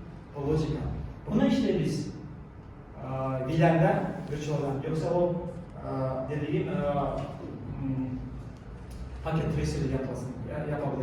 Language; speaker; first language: Turkish; non-native, learner; Kazakh